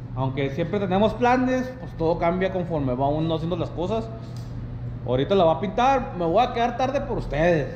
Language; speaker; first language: Spanish; early bilingual, heritage; Spanish